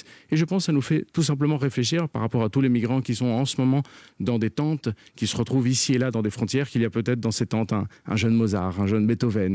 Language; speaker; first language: French; early bilingual, heritage; Spanish